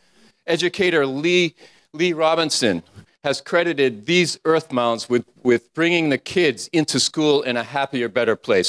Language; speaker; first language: English; native; English